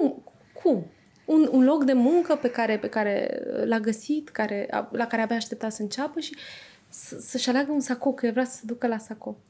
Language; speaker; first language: Romanian; native; Romanian